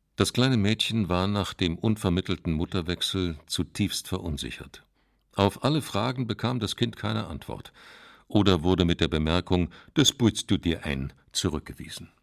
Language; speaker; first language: German; native; German